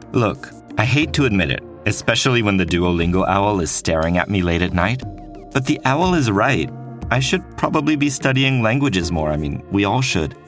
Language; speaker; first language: English; non-native, fluent; French